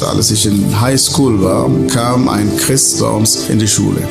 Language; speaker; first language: German; non-native, fluent; Arabic